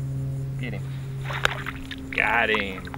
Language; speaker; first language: English; native; English